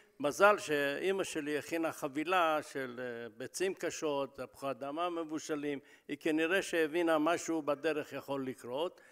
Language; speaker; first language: Hebrew; early bilingual, other home language; Persian